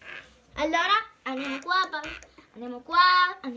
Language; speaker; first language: Italian; early bilingual, heritage; Italian